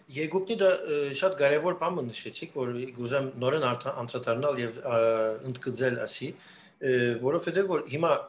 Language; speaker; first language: Armenian; early bilingual, heritage; Armenian